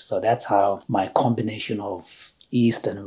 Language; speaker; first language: English; non-native, local second language; Tibetan